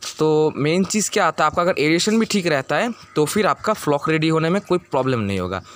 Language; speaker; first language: Hindi; non-native, local second language; Bangla